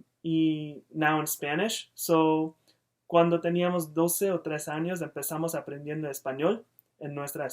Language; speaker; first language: Spanish; non-native, fluent; English